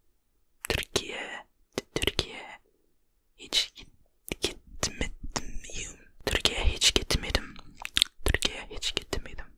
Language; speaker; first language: Turkish; non-native, learner; Finnish